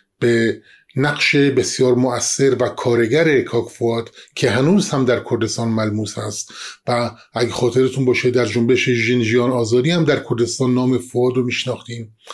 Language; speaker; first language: Persian; non-native, local second language; Kurdish